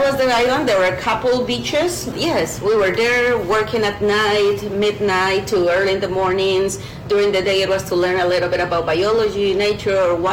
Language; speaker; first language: English; non-native, fluent; Quechua